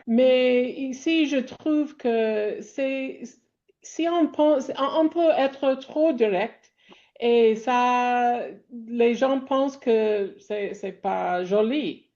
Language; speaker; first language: French; non-native, fluent; English